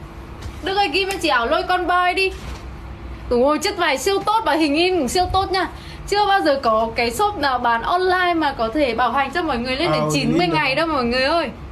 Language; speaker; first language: Vietnamese; native; Vietnamese